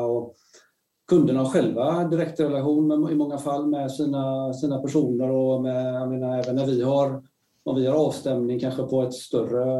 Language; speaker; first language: Swedish; native; Swedish